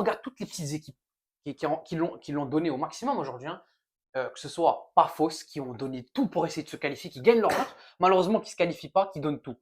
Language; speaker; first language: French; native; French